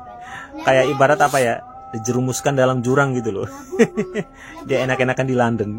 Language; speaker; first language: Indonesian; native; Indonesian